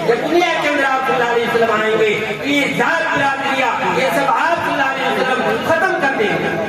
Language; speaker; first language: Urdu; native; Urdu